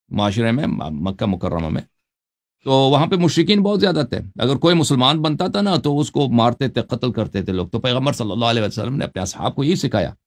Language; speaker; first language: Urdu; native; Urdu